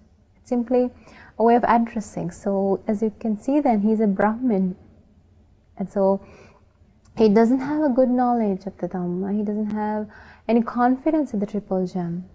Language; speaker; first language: English; non-native, local second language; Sinhala